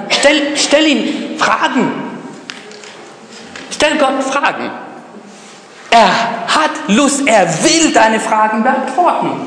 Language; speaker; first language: German; early bilingual, other home language; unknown